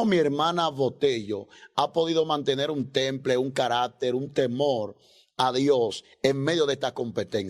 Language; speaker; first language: Spanish; native; Spanish